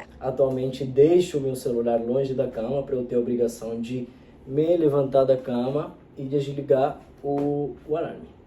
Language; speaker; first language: Portuguese; non-native, fluent; Spanish